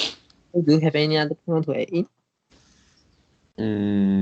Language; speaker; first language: English; non-native, learner; Chinese